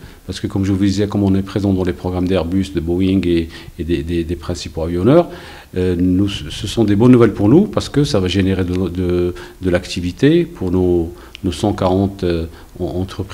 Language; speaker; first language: French; non-native, local second language; Arabic